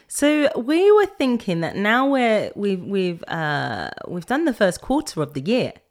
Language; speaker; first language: English; native; English